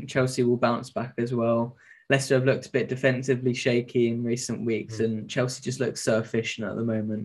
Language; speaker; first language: English; native; English